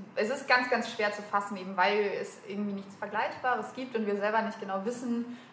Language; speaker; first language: German; native; German